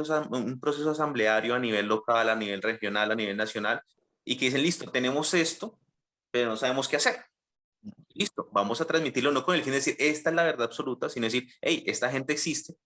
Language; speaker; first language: Spanish; native; Spanish